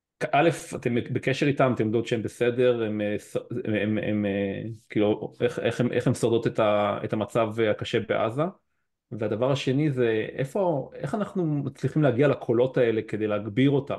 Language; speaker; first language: Hebrew; native; Hebrew